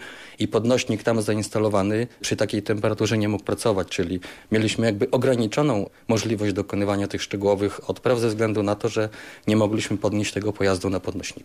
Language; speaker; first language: Polish; native; Polish